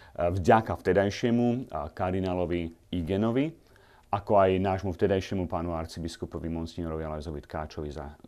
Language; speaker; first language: Slovak; native; Slovak